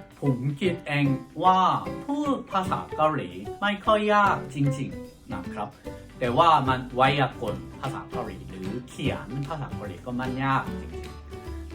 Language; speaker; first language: Thai; non-native, fluent; Korean